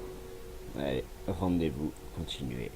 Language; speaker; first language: French; native; French